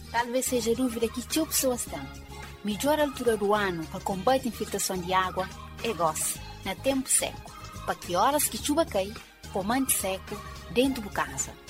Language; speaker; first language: Portuguese; non-native, local second language; Kabuverdianu